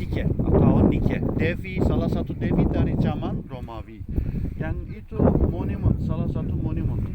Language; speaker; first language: Indonesian; non-native, fluent; Turkish